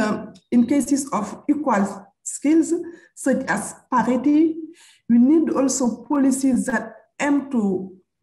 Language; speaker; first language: English; non-native, fluent; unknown